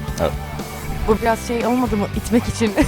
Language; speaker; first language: Turkish; native; Turkish